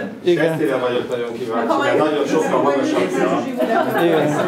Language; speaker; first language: Hungarian; native; Hungarian